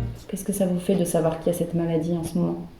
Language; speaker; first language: French; native; French